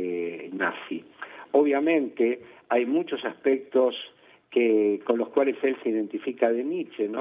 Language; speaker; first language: Spanish; native; Spanish